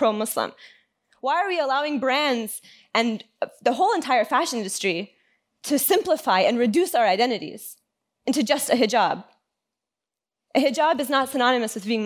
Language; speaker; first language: English; native; English